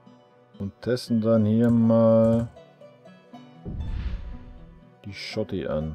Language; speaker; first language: German; native; German